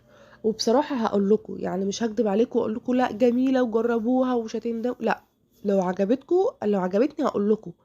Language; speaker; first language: Arabic; native; Arabic